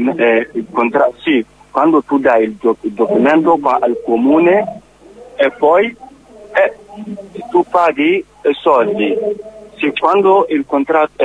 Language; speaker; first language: Italian; non-native, learner; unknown